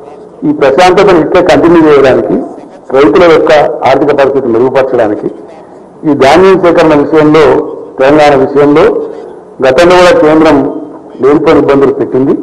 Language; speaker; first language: Telugu; native; Telugu